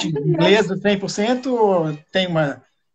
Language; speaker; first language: Portuguese; native; Portuguese